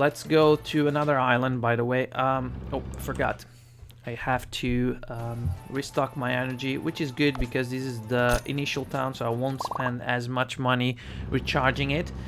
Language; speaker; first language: English; non-native, fluent; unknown